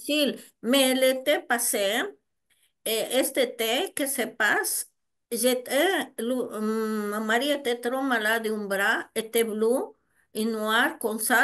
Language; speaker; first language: French; non-native, learner; Spanish